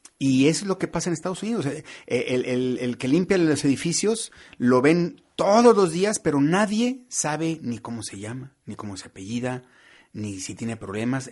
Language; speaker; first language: Spanish; native; Spanish